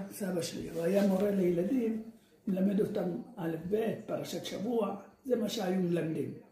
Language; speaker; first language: Hebrew; early bilingual, other home language; Arabic